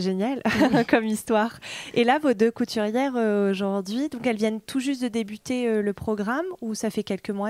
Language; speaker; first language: French; native; French